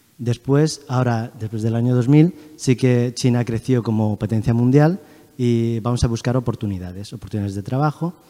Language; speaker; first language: Spanish; early bilingual, other home language; Chinese